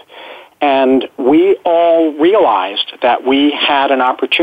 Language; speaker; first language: English; native; English